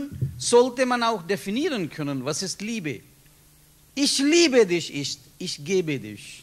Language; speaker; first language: German; non-native, learner; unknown